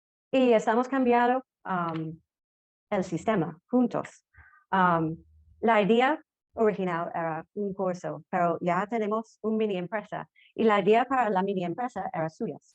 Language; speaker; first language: Spanish; non-native, fluent; English